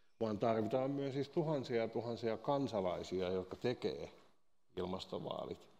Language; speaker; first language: Finnish; native; Finnish